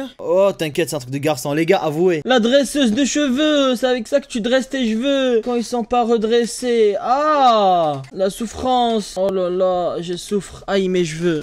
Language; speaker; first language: French; early bilingual, other home language; Arabic